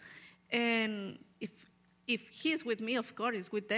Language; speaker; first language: English; non-native, learner; Spanish